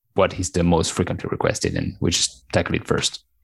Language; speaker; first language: English; non-native, fluent; French